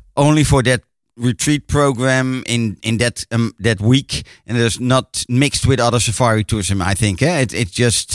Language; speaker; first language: English; non-native, fluent; Dutch